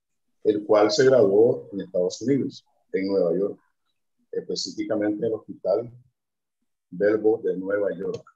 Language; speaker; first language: Spanish; native; Spanish